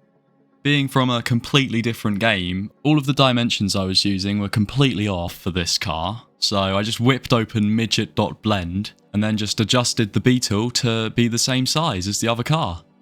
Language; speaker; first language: English; native; English